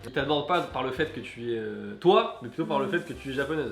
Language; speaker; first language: French; native; French